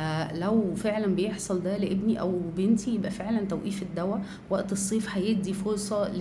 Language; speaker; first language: Arabic; native; Arabic